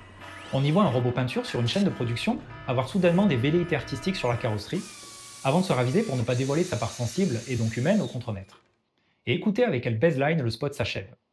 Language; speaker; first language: French; native; French